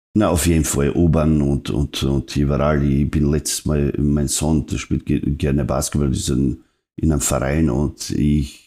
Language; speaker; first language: German; non-native, fluent; Serbian